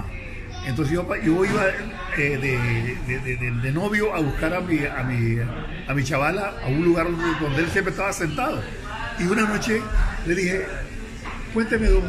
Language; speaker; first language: Spanish; native; Spanish